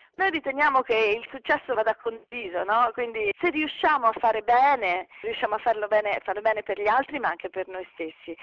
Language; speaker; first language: Italian; native; Italian